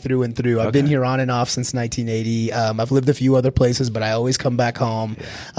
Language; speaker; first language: English; early bilingual, other home language; Spanish